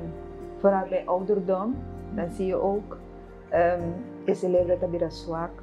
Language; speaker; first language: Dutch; non-native, local second language; Papiamento